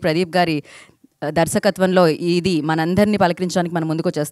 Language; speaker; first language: Telugu; native; Telugu